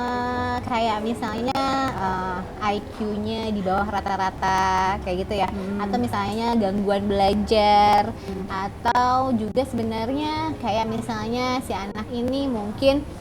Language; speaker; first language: Indonesian; native; Indonesian